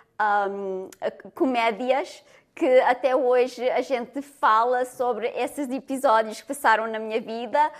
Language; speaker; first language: Portuguese; early bilingual, other home language; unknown